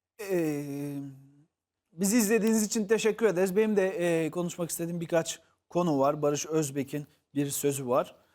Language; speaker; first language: Turkish; native; Turkish